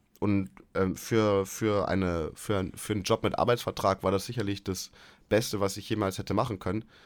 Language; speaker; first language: German; native; German